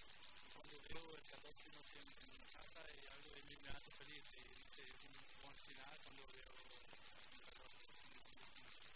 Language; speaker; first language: Spanish; non-native, fluent; Portuguese